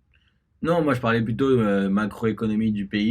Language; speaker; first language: French; early bilingual, other home language; Spanish